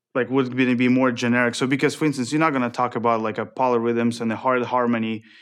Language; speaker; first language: English; non-native, fluent; Ukrainian